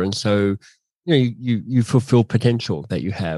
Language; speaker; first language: English; native; English